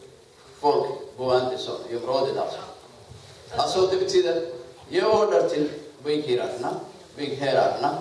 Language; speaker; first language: Swedish; non-native, learner; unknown